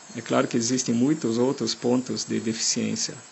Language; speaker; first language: Portuguese; non-native, fluent; German